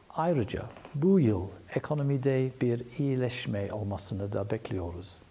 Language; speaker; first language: Turkish; non-native, fluent; English